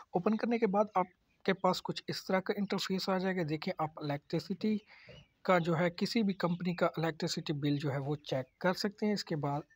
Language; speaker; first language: Urdu; native; Urdu